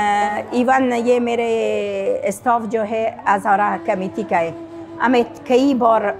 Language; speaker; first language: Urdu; non-native, fluent; Persian